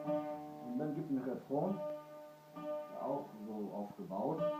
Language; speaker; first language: German; early bilingual, other home language; Kurdish